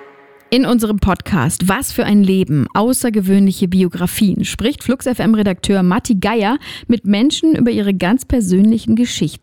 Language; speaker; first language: German; native; German